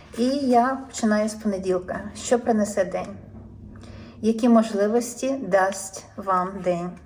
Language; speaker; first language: Ukrainian; native; Ukrainian